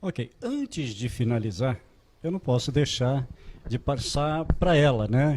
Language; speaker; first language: Portuguese; native; Portuguese